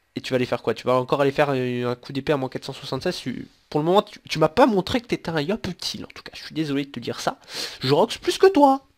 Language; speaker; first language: French; native; French